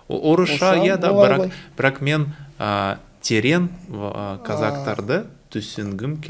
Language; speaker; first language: Kazakh; non-native, learner; Russian